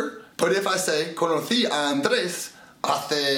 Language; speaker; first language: Spanish; non-native, fluent; English